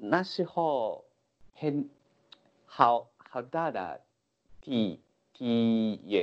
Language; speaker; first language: Chinese; non-native, learner; Japanese